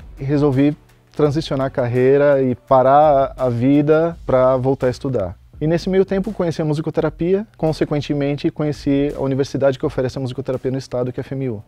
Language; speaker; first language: Portuguese; native; Portuguese